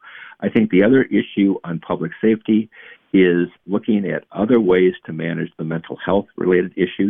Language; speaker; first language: English; native; English